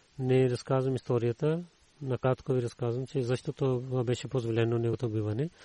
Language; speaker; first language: Bulgarian; non-native, learner; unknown